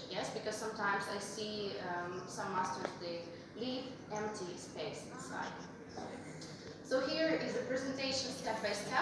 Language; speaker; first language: English; non-native, fluent; Russian